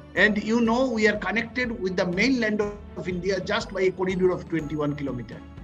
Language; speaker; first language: English; non-native, local second language; Bangla